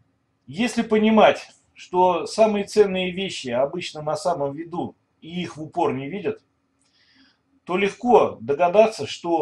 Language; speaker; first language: Russian; native; Russian